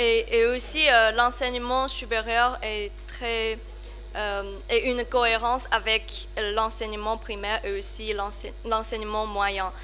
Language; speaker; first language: French; non-native, fluent; Chinese